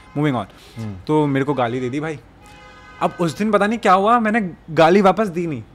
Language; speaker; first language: Hindi; native; Hindi